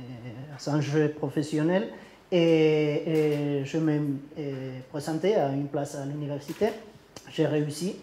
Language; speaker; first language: French; non-native, learner; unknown